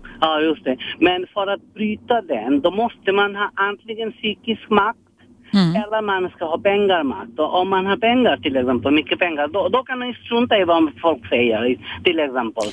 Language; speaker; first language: Swedish; non-native, learner; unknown